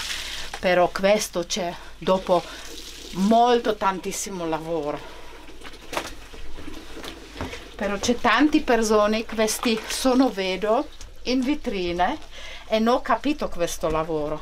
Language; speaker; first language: Italian; non-native, learner; Czech